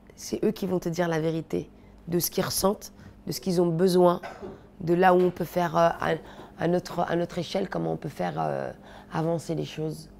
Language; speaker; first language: French; native; French